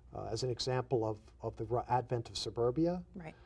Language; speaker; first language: English; native; English